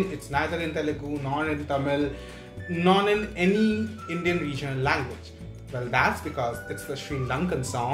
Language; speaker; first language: English; non-native, local second language; Bangla